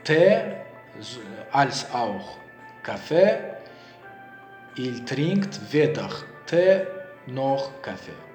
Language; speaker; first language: German; non-native, learner; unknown